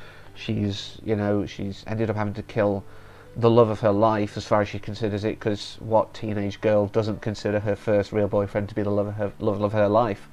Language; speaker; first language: English; native; English